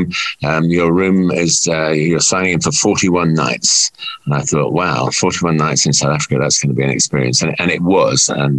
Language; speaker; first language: English; native; English